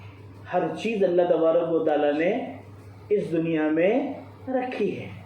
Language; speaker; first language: Urdu; native; Urdu